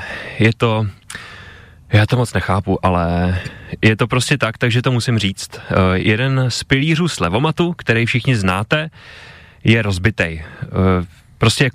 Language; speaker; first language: Czech; native; Czech